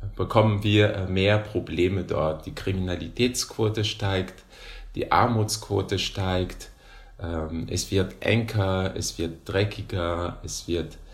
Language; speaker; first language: German; non-native, fluent; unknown